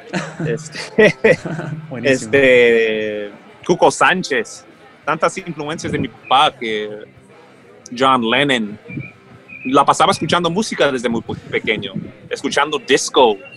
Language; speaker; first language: Spanish; early bilingual, heritage; Spanish